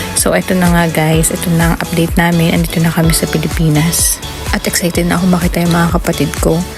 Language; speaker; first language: Filipino; native; Filipino